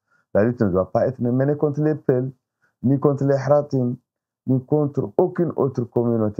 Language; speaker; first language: French; non-native, local second language; Arabic